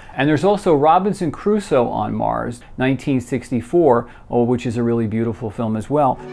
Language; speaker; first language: English; native; English